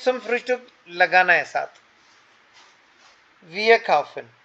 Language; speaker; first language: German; non-native, fluent; Hindi